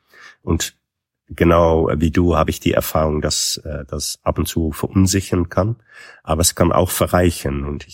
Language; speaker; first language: German; non-native, fluent; Dutch